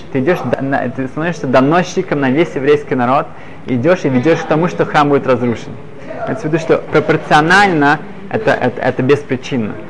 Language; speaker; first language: Russian; early bilingual, other home language; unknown